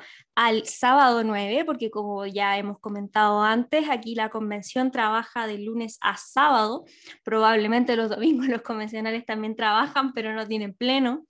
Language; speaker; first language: Spanish; native; Spanish